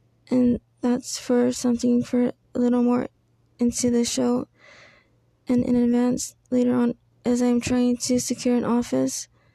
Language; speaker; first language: English; early bilingual, other home language; Spanish